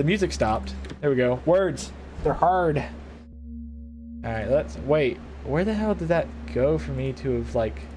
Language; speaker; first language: English; native; English